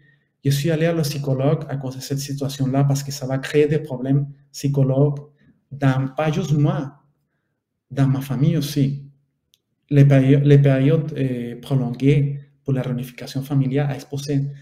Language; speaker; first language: French; non-native, fluent; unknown